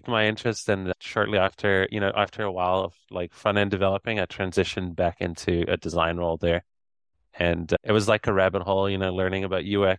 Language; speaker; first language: English; native; English